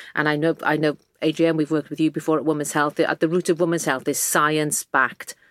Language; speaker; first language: English; native; English